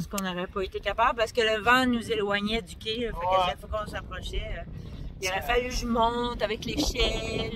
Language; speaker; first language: French; native; French